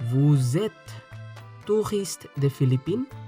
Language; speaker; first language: French; non-native, fluent; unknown